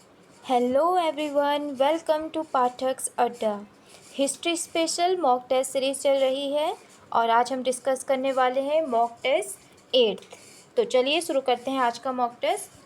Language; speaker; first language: Hindi; native; Hindi